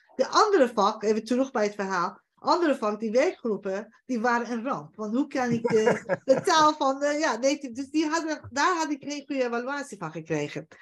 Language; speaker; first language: Dutch; non-native, fluent; Persian